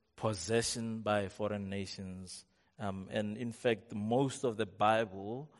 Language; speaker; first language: English; non-native, local second language; Tswana